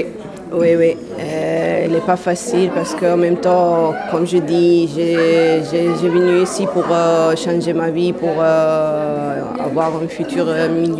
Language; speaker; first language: French; non-native, learner; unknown